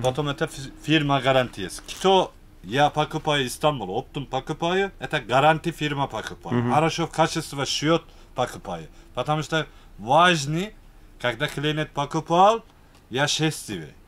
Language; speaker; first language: Russian; non-native, learner; Turkish